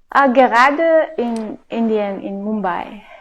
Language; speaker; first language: German; non-native, fluent; Hungarian